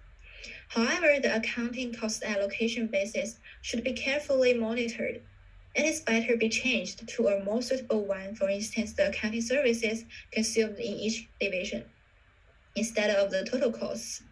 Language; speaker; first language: English; non-native, fluent; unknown